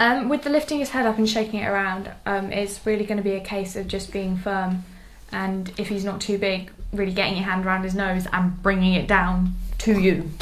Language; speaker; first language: English; native; English